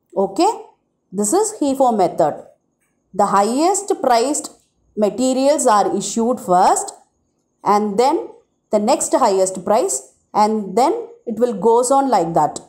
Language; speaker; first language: English; non-native, local second language; Tamil